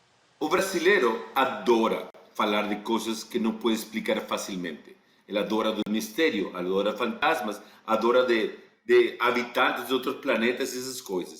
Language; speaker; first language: Portuguese; non-native, fluent; Spanish